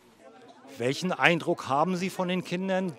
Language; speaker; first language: German; native; German